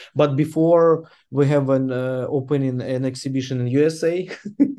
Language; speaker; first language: English; non-native, fluent; Ukrainian